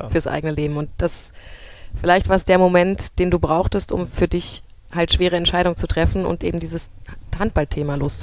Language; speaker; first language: German; native; German